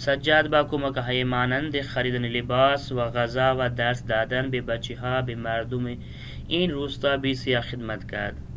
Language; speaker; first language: Persian; non-native, fluent; Urdu